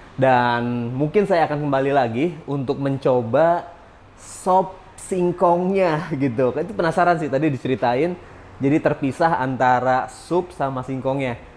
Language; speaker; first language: Indonesian; native; Indonesian